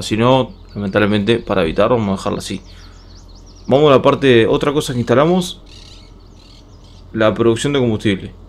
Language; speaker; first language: Spanish; native; Spanish